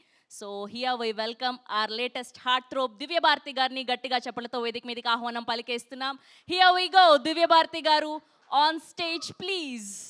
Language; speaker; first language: Telugu; native; Telugu